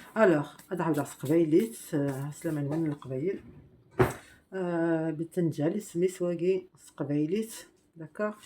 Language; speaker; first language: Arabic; non-native, local second language; Kabyle